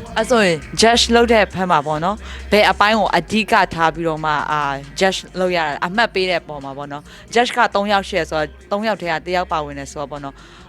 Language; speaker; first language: Burmese; non-native, local second language; Tedim Chin